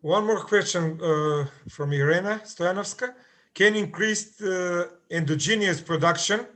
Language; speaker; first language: English; non-native, fluent; Macedonian